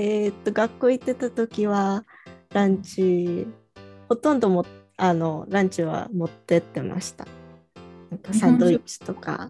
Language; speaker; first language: Japanese; early bilingual, heritage; Japanese